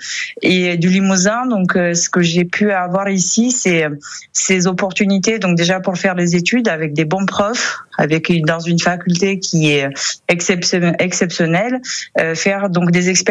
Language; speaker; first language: French; non-native, fluent; Romanian